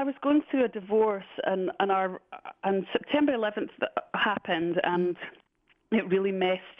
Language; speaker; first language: English; native; English